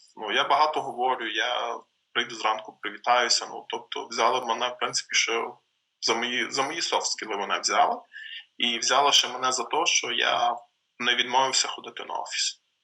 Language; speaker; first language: Ukrainian; native; Ukrainian